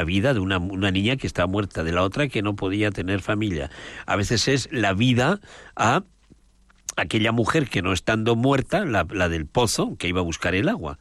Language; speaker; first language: Spanish; native; Spanish